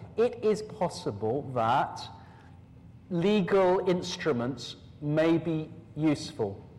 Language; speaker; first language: English; native; English